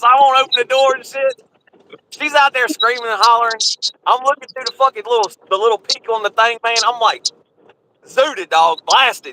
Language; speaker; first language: English; native; English